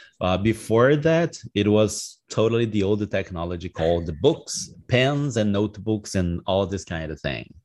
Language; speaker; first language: English; non-native, fluent; Portuguese